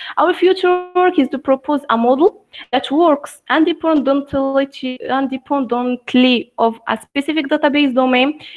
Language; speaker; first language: English; non-native, fluent; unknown